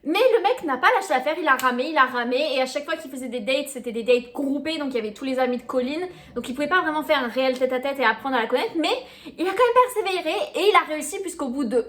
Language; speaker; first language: French; native; French